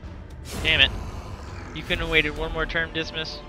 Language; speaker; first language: English; native; English